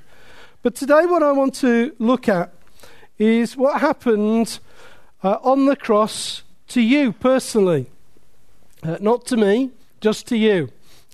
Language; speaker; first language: English; native; English